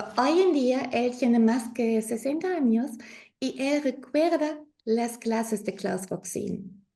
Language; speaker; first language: Spanish; non-native, learner; German